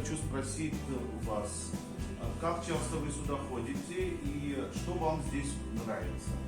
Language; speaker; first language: Russian; non-native, fluent; Hindi